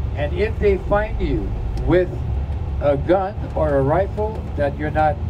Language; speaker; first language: English; non-native, fluent; French